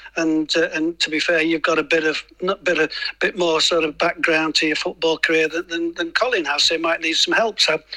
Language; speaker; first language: English; native; English